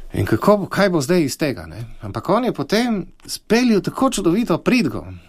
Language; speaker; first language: Slovenian; native; Slovenian